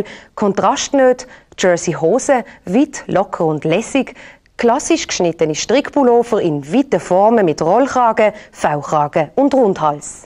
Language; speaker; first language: German; native; German